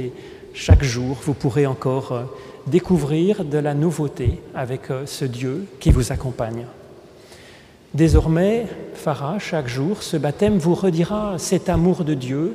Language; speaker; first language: French; native; French